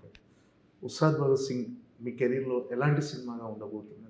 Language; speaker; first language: Telugu; native; Telugu